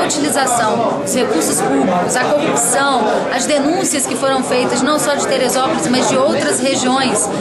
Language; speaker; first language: Portuguese; native; Portuguese